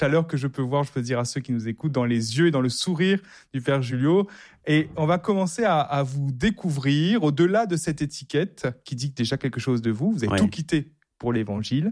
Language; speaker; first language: French; native; French